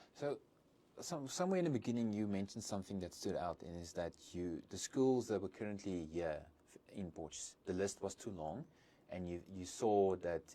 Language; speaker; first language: English; non-native, local second language; Afrikaans